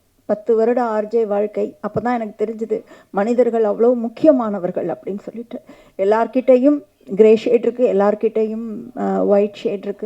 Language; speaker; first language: Tamil; native; Tamil